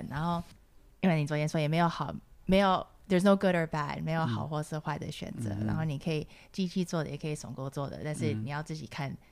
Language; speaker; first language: Chinese; early bilingual, heritage; Chinese